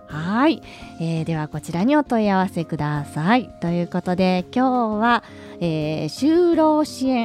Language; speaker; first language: Japanese; native; Japanese